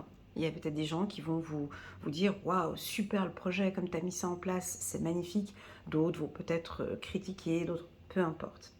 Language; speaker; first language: French; native; French